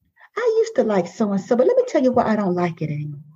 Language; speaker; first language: English; native; English